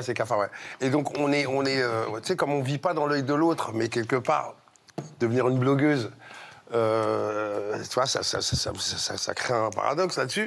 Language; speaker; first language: French; native; French